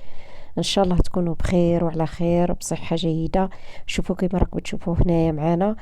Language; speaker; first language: Arabic; native; Arabic